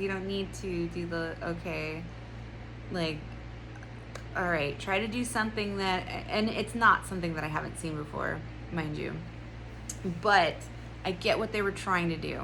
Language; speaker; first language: English; native; English